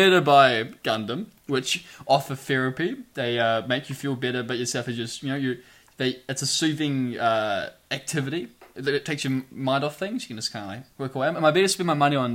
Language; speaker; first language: English; native; English